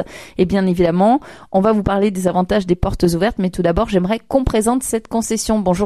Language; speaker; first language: French; native; French